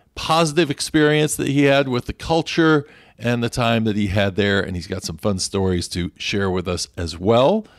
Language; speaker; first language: English; native; English